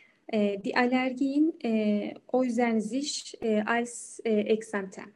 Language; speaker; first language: German; non-native, learner; Turkish